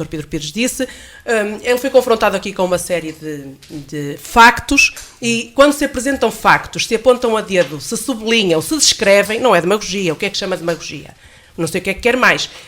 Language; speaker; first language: Portuguese; native; Portuguese